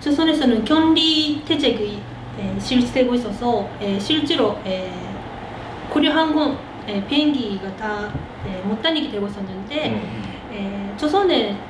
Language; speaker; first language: Korean; early bilingual, heritage; Korean